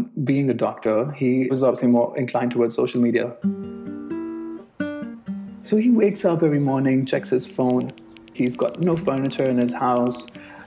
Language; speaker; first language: English; non-native, local second language; Urdu